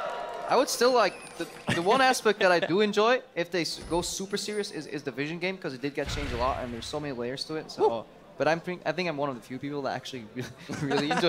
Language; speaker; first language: English; native; English